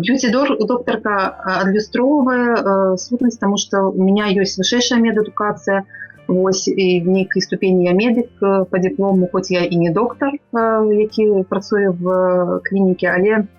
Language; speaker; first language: Belarusian; non-native, local second language; Russian